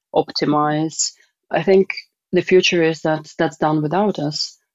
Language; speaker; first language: English; non-native, fluent; Russian